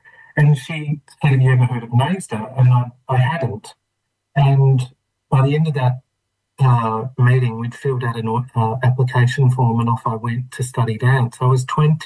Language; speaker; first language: English; native; English